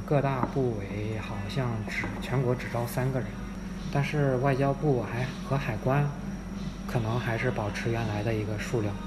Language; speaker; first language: Chinese; native; Chinese